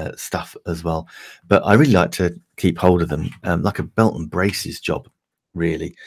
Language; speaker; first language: English; native; English